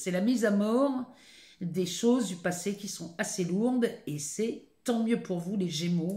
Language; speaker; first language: French; native; French